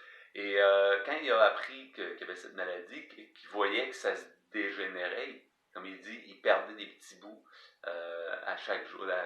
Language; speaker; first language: French; native; French